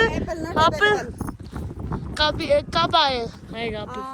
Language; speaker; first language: Hindi; non-native, local second language; Malayalam